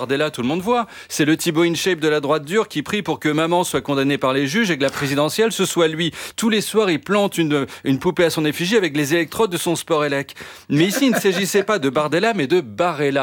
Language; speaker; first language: French; native; French